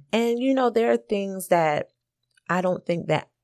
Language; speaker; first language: English; native; English